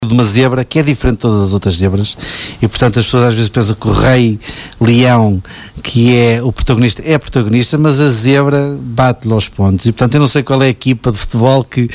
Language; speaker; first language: Portuguese; native; Portuguese